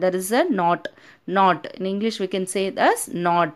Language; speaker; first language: English; non-native, local second language; Tamil